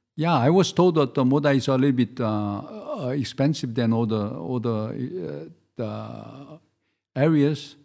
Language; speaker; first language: English; non-native, fluent; Korean